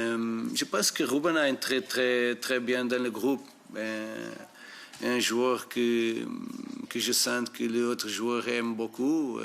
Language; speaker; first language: French; non-native, fluent; Portuguese